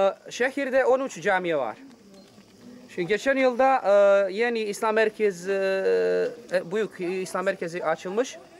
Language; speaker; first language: Turkish; non-native, learner; Serbian